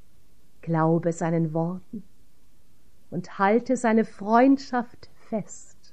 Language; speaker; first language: German; native; German